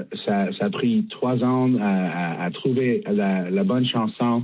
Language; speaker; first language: French; non-native, fluent; English